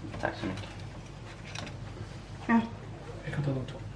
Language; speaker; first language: Swedish; early bilingual, other home language; Thai